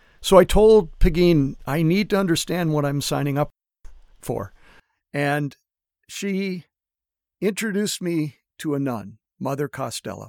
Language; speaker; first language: English; native; English